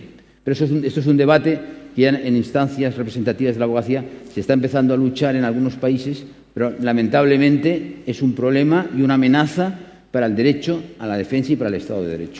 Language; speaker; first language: Spanish; native; Spanish